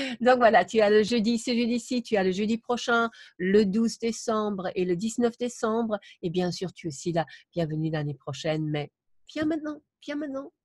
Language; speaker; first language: French; non-native, fluent; German